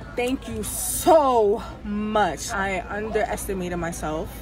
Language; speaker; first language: English; native; English